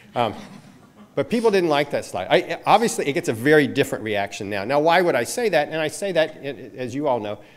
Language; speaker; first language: English; native; English